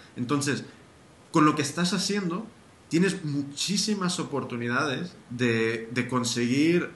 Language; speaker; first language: Spanish; early bilingual, heritage; Spanish